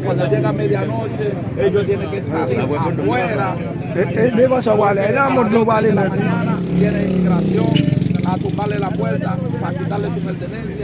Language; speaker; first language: Spanish; non-native, fluent; Haitian Creole